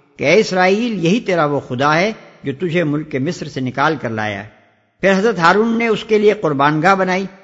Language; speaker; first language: Urdu; native; Urdu